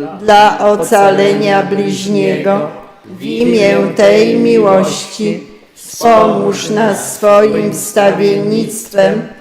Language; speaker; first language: Polish; native; Polish